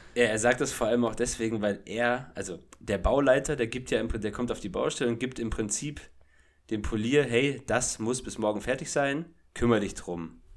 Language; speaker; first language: German; native; German